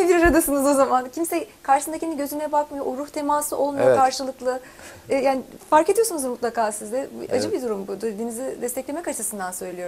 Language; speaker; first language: Turkish; native; Turkish